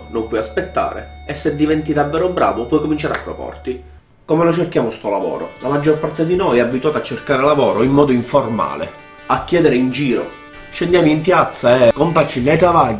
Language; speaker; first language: Italian; native; Italian